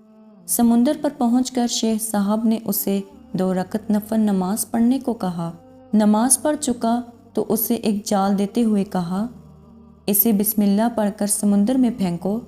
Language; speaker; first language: Urdu; native; Urdu